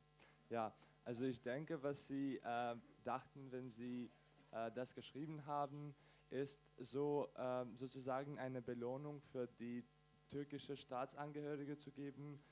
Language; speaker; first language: German; non-native, fluent; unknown